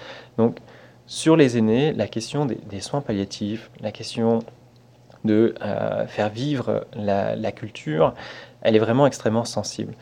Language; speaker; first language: French; native; French